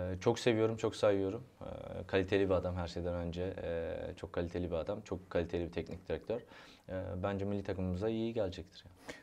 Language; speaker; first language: Turkish; early bilingual, heritage; Turkish